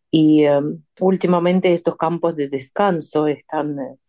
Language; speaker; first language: Spanish; non-native, fluent; Ukrainian